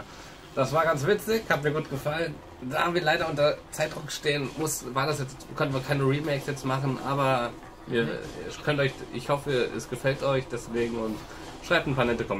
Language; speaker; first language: German; native; German